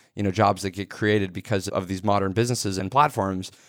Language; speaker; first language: English; native; English